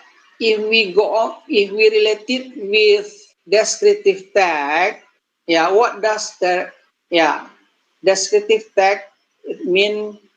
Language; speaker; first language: English; non-native, learner; Indonesian